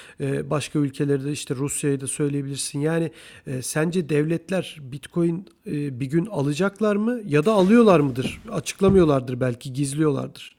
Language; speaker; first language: Turkish; native; Turkish